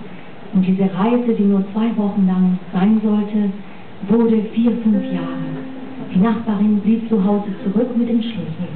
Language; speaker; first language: German; non-native, fluent; English